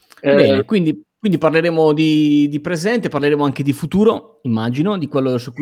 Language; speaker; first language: Italian; native; Italian